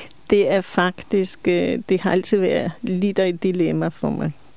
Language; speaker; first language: Danish; non-native, fluent; Polish